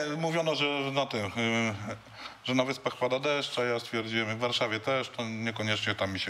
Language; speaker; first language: Polish; native; Polish